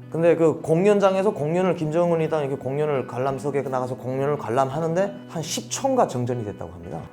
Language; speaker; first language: Korean; native; Korean